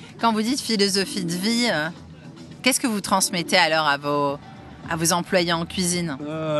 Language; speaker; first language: French; native; French